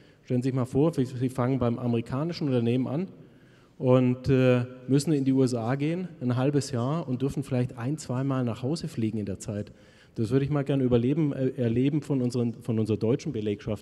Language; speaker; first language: German; native; German